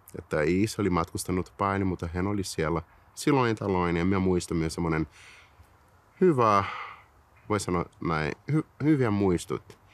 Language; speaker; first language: Finnish; non-native, fluent; Portuguese